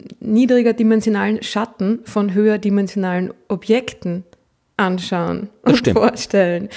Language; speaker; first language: German; native; German